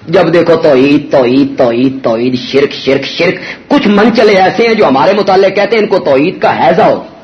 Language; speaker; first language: Urdu; non-native, local second language; Punjabi